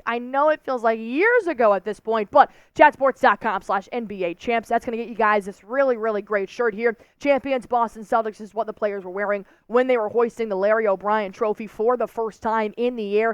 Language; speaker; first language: English; native; English